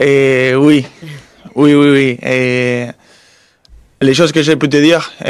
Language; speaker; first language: French; non-native, fluent; Spanish